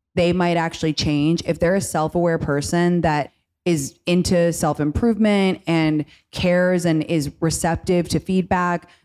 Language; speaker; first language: English; native; English